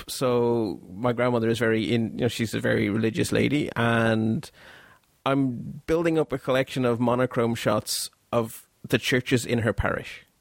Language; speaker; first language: English; non-native, fluent; Dutch